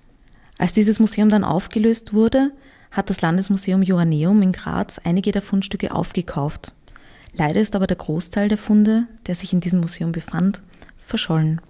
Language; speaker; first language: German; native; German